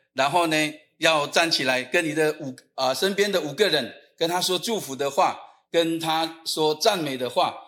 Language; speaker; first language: Chinese; non-native, local second language; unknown